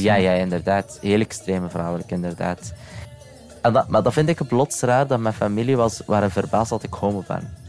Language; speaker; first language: Dutch; non-native, fluent; Arabic